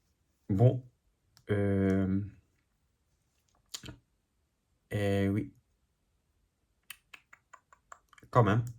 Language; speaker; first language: French; non-native, learner; English